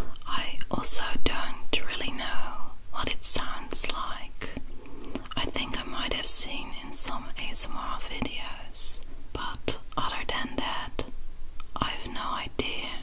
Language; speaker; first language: English; non-native, fluent; Dutch